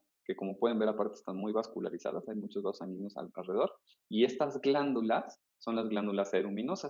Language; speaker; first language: Spanish; native; Spanish